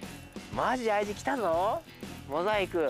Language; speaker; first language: Japanese; native; Japanese